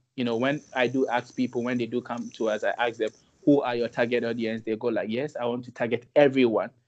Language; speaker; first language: English; non-native, local second language; Akan